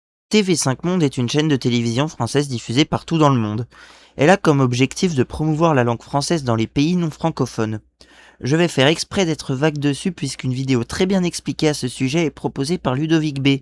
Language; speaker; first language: French; native; French